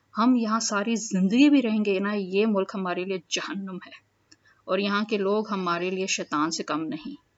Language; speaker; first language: Urdu; non-native, local second language; Punjabi